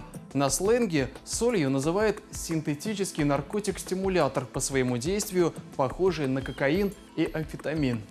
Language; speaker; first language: Russian; native; Russian